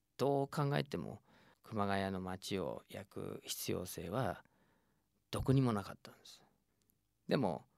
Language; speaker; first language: Japanese; non-native, fluent; English